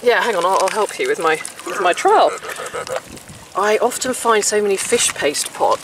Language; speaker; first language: English; native; English